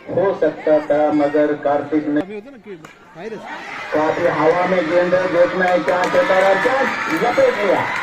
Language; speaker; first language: Hindi; non-native, local second language; Marathi